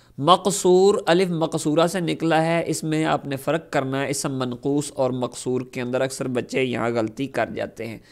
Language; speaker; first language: Urdu; non-native, local second language; Punjabi